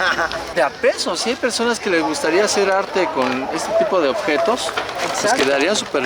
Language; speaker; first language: Spanish; native; Spanish